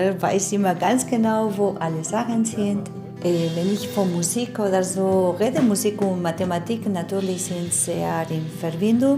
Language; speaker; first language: German; non-native, fluent; Spanish